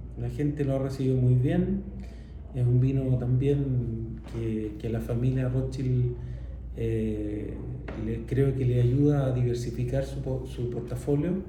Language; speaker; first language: Spanish; native; Spanish